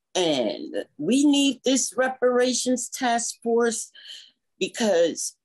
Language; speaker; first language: English; native; English